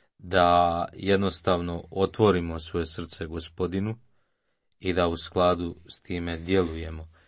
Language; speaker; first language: Croatian; native; Croatian